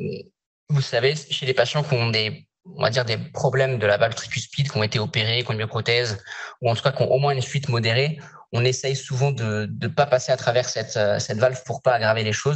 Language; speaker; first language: French; native; French